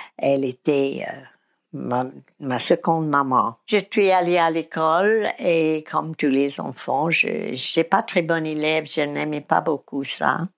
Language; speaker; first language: French; non-native, fluent; English